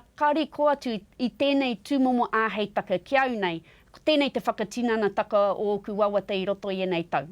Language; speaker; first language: Māori; non-native, local second language; English